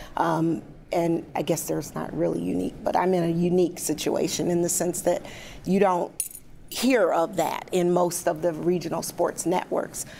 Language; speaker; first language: English; native; English